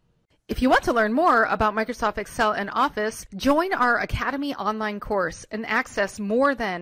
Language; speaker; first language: English; native; English